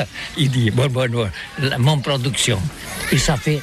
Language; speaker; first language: French; non-native, learner; Catalan